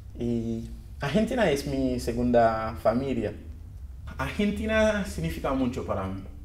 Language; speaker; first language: Spanish; non-native, learner; Haitian Creole